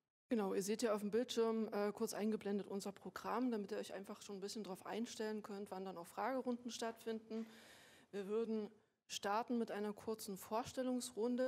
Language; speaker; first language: German; native; German